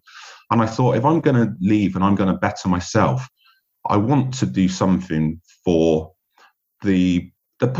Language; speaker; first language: English; native; English